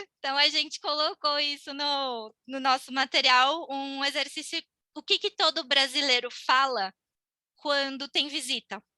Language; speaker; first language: Portuguese; native; Portuguese